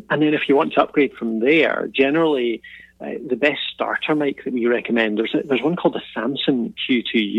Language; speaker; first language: English; native; English